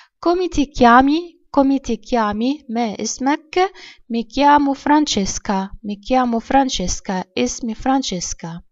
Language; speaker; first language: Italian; non-native, fluent; Arabic